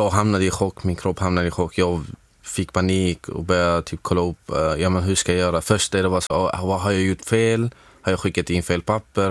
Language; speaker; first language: Swedish; non-native, fluent; Arabic